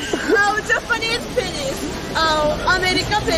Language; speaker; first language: English; non-native, learner; Japanese